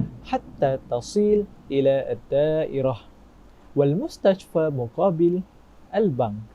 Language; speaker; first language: Arabic; non-native, learner; Malay